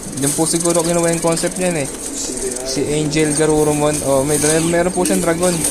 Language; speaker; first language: Filipino; native; Filipino